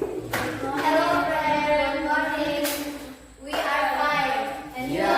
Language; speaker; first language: English; non-native, learner; Indonesian